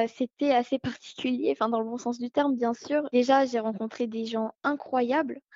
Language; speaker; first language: French; native; French